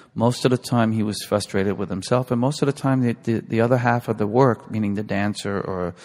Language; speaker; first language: English; native; English